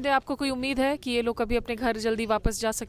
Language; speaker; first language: Hindi; native; Hindi